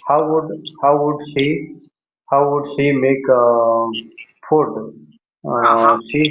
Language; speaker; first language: English; non-native, learner; Hindi